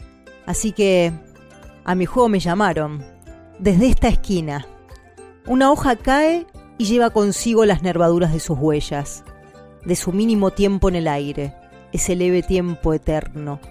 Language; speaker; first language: Spanish; native; Spanish